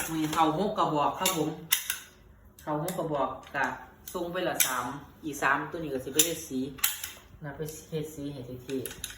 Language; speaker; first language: Thai; native; Thai